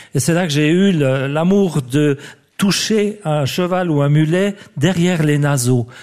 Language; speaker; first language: French; native; French